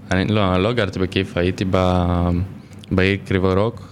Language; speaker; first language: Hebrew; non-native, fluent; Ukrainian